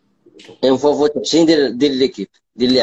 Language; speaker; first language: Arabic; native; Arabic